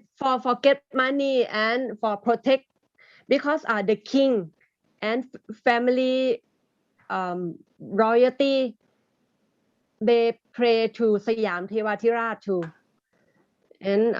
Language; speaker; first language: English; non-native, learner; Thai